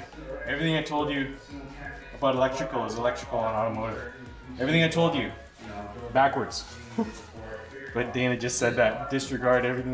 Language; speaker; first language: English; native; English